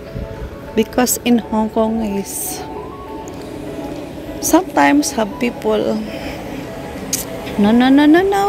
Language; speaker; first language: English; non-native, local second language; Filipino